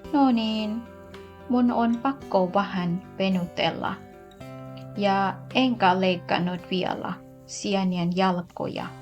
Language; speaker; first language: Finnish; non-native, learner; Thai